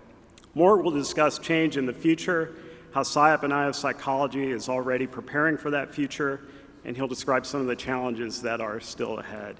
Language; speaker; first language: English; native; English